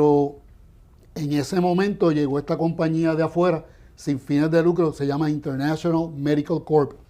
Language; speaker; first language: Spanish; native; Spanish